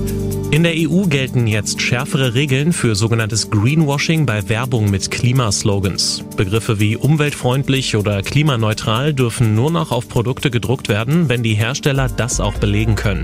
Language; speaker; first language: German; native; German